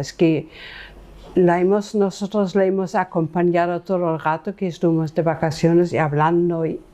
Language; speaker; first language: Spanish; non-native, fluent; German